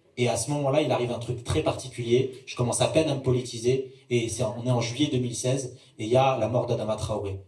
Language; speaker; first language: French; early bilingual, other home language; Arabic